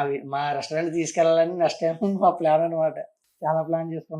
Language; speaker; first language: Telugu; native; Telugu